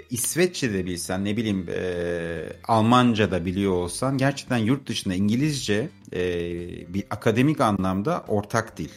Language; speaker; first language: Turkish; native; Turkish